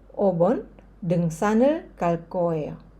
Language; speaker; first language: Korean; non-native, fluent; Indonesian